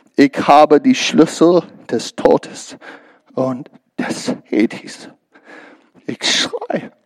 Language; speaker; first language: German; non-native, learner; English